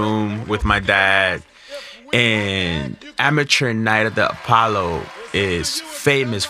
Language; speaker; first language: English; non-native, fluent; Spanish